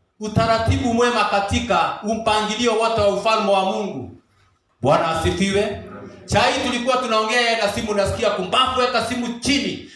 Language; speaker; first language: Swahili; non-native, local second language; Kikuyu